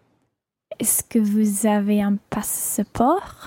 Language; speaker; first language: French; non-native, learner; English